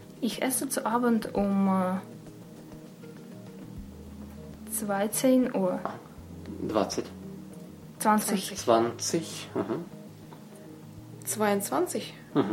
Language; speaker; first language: German; non-native, learner; Russian